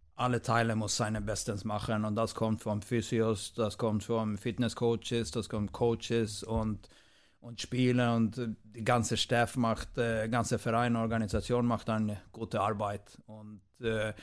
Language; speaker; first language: German; non-native, fluent; Swedish